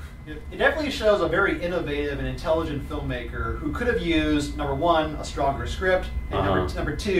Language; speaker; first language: English; native; English